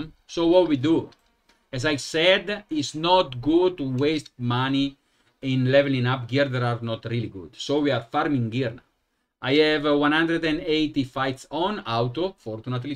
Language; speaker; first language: English; non-native, fluent; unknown